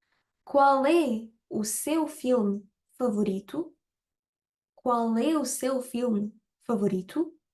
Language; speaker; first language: Portuguese; non-native, fluent; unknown